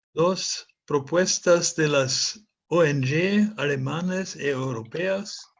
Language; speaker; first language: Spanish; non-native, fluent; German